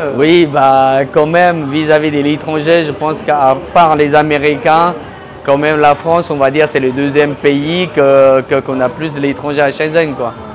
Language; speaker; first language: French; early bilingual, other home language; Chinese